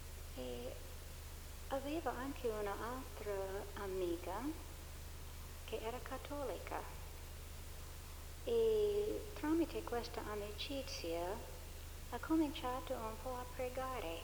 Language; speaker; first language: Italian; non-native, fluent; English